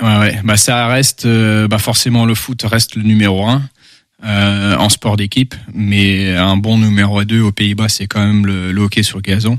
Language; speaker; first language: French; early bilingual, heritage; Dutch